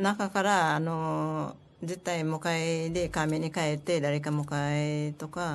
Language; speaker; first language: Japanese; non-native, learner; Filipino